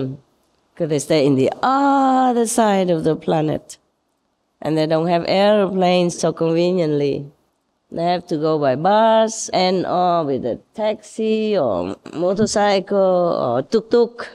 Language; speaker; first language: English; non-native, fluent; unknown